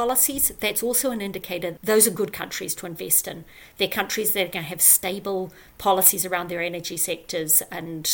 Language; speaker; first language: English; native; English